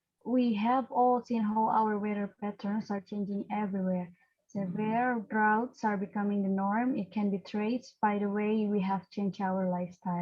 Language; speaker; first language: English; non-native, learner; Indonesian